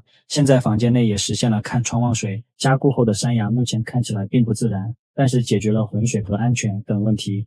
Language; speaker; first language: Chinese; native; Chinese